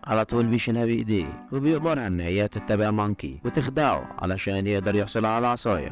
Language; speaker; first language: Arabic; native; Arabic